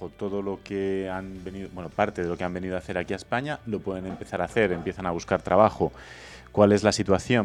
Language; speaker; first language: Spanish; native; Spanish